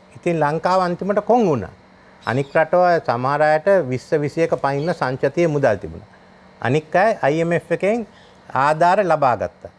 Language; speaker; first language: Sinhala; native; Sinhala